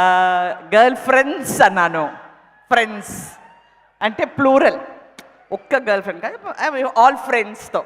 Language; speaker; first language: Telugu; non-native, fluent; Tamil